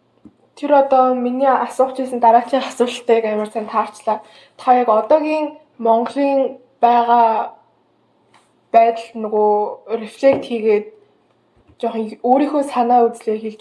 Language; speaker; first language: Mongolian; early bilingual, heritage; Mongolian